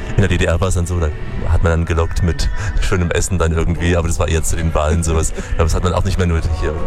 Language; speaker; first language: German; native; German